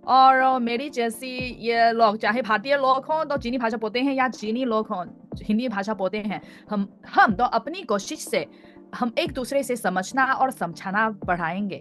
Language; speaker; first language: Hindi; non-native, fluent; Chinese